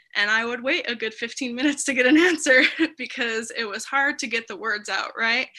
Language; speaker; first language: English; native; English